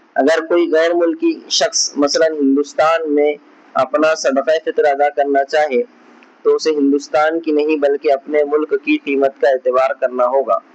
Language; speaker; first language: Urdu; native; Urdu